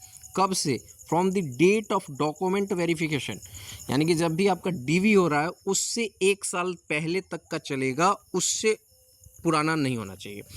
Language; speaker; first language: Hindi; native; Hindi